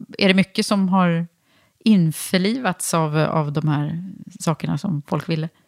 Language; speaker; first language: Swedish; native; Swedish